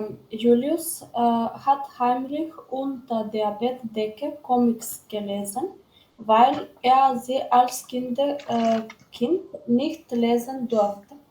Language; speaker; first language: German; non-native, learner; Macedonian